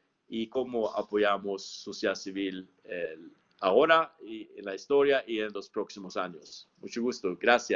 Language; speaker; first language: Spanish; non-native, fluent; Swedish